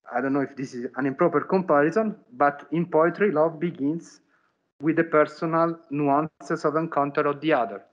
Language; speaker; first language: English; non-native, fluent; Italian